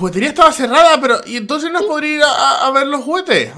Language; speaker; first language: Spanish; native; Spanish